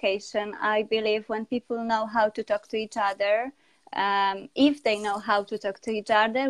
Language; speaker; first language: English; non-native, fluent; Polish